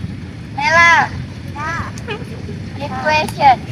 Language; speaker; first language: English; non-native, learner; Indonesian